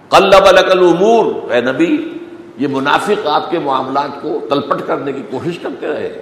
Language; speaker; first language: Urdu; native; Urdu